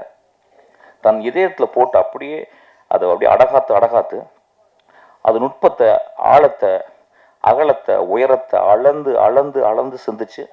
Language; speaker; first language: Tamil; native; Tamil